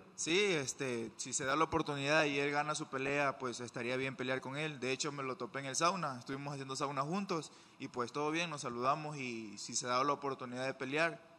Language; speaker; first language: Spanish; native; Spanish